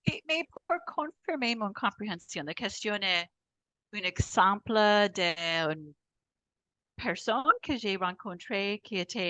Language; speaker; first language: French; non-native, fluent; English